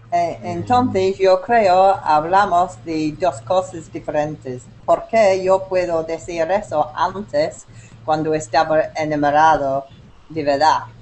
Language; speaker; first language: Spanish; non-native, learner; English